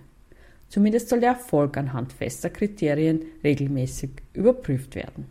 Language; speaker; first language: German; native; German